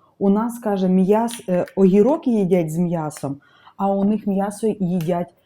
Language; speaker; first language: Ukrainian; native; Ukrainian